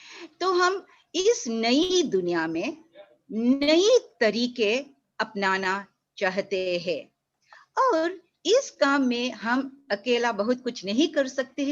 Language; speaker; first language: Hindi; non-native, fluent; English